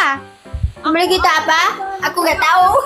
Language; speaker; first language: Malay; non-native, learner; Vietnamese